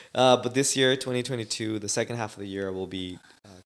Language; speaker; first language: English; non-native, fluent; Spanish